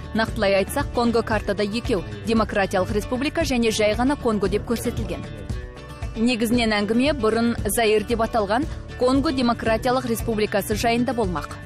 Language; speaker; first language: Kazakh; non-native, local second language; Russian